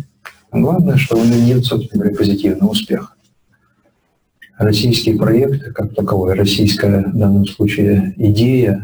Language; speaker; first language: Russian; native; Russian